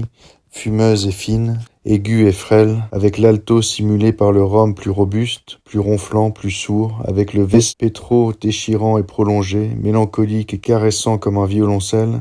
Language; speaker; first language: French; native; French